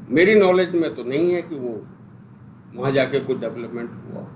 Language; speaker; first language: Hindi; native; Hindi